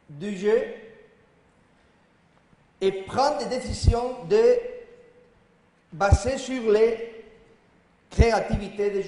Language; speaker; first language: French; non-native, learner; Spanish